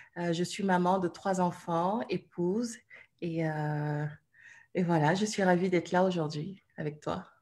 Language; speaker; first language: French; non-native, local second language; Wolof